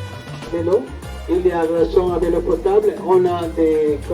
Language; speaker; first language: French; non-native, learner; Spanish